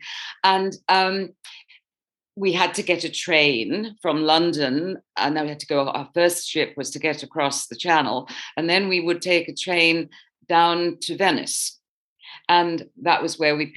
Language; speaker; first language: English; native; English